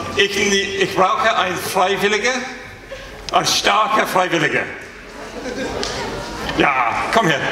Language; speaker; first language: German; non-native, learner; English